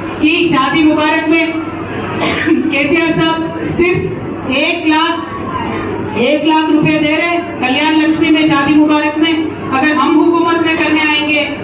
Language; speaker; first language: Hindi; non-native, local second language; Telugu